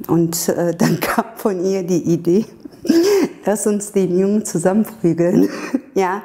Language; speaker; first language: German; early bilingual, other home language; Turkish